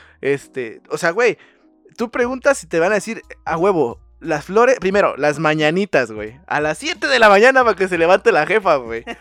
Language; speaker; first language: Spanish; native; Spanish